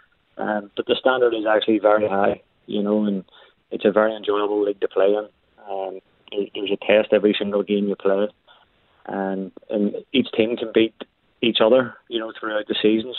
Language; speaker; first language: English; native; English